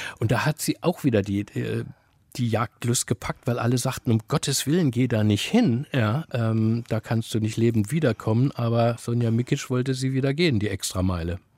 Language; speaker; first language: German; native; German